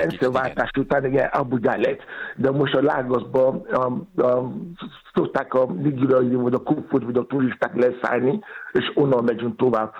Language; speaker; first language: Hungarian; non-native, fluent; Yoruba